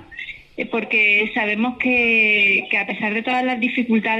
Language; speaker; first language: Spanish; native; Spanish